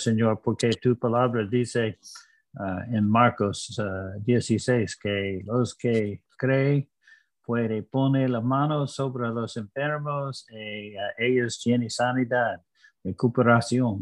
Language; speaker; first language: Spanish; non-native, learner; English